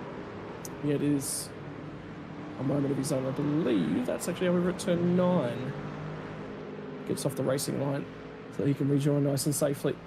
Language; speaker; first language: English; native; English